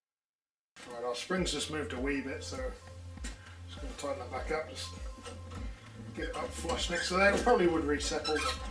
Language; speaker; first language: English; native; English